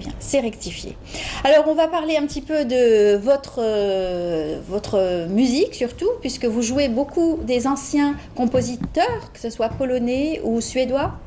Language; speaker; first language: French; native; French